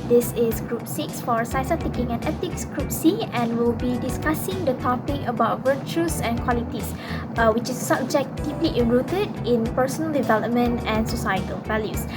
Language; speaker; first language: English; non-native, local second language; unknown